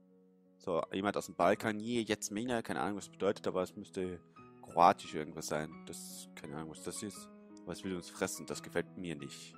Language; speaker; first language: German; native; German